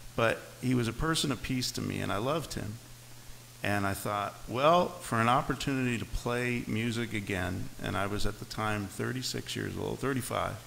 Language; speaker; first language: English; native; English